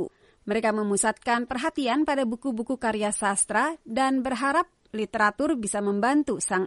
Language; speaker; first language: Indonesian; native; Indonesian